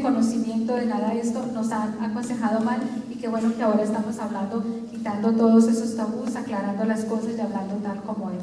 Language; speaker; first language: Spanish; native; Spanish